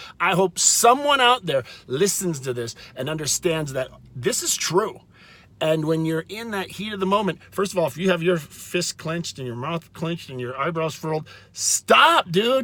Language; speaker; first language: English; native; English